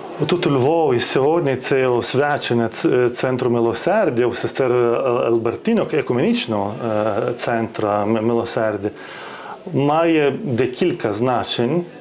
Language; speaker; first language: Ukrainian; non-native, fluent; Lithuanian